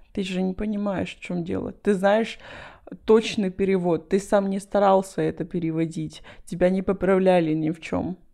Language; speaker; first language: Russian; non-native, fluent; Spanish